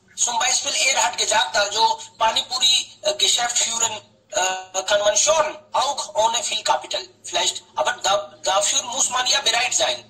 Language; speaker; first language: German; non-native, fluent; Hindi